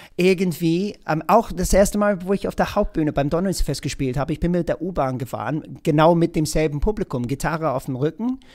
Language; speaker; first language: German; non-native, fluent; English